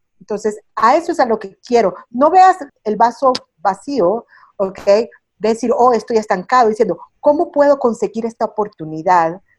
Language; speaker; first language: Spanish; early bilingual, heritage; Spanish